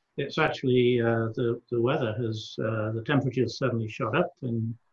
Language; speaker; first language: English; native; English